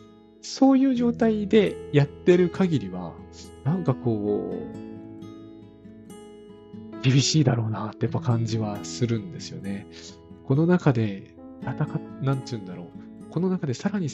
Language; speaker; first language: Japanese; native; Japanese